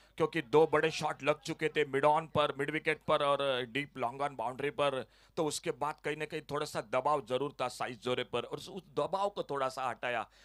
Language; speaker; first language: Hindi; non-native, local second language; Konkani